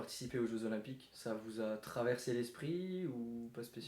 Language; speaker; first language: French; native; French